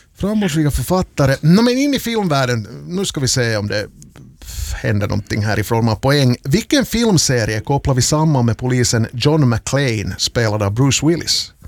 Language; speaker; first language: Swedish; native; Swedish